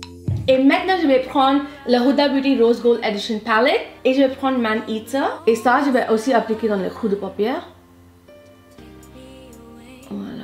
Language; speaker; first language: French; non-native, fluent; Hindi